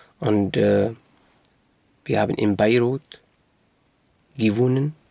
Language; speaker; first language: German; non-native, local second language; Arabic